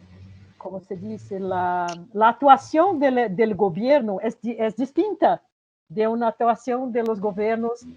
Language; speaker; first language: Spanish; non-native, fluent; Portuguese